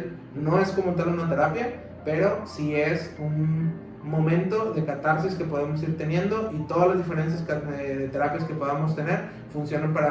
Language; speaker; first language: Spanish; native; Spanish